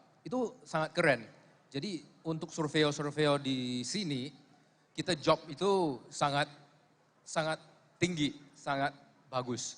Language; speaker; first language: Indonesian; non-native, fluent; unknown